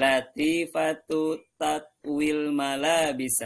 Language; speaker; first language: Arabic; non-native, learner; Indonesian